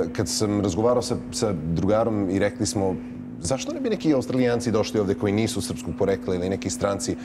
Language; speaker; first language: Croatian; early bilingual, heritage; Croatian